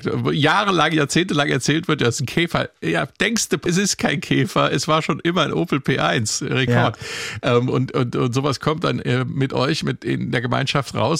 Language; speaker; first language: German; native; German